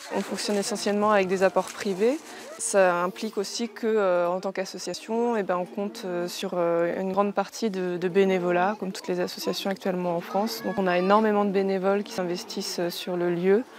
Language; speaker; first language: French; native; French